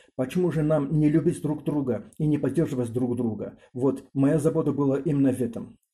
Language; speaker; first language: Russian; non-native, local second language; Armenian